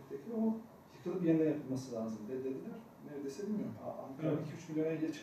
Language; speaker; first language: Turkish; native; Turkish